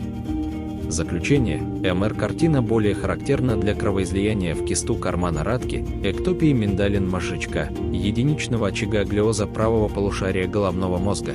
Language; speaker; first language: Russian; native; Russian